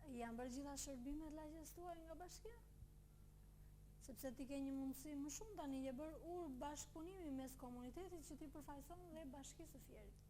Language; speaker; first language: Albanian; native; Albanian